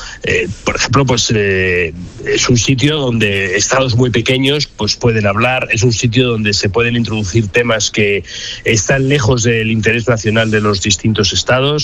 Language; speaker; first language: Spanish; native; Spanish